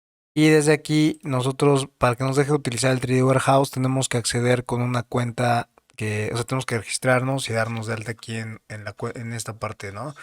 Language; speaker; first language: Spanish; native; Spanish